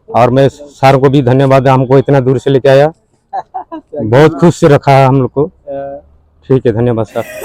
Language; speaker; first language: Hindi; non-native, local second language; Odia